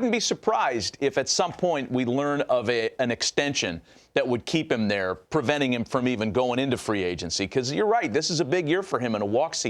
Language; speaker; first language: English; native; English